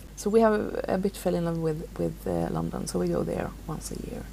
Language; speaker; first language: English; non-native, fluent; Swedish